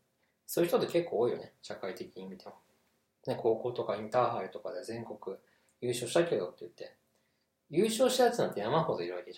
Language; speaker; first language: Japanese; native; Japanese